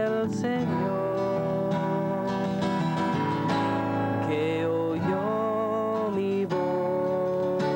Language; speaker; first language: Spanish; non-native, fluent; English